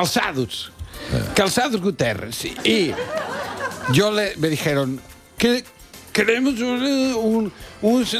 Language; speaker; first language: Spanish; native; Spanish